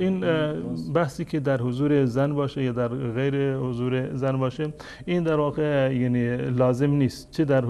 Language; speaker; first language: Persian; native; Persian